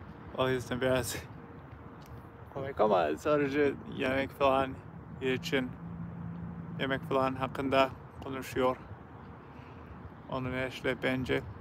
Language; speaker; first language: Turkish; non-native, learner; English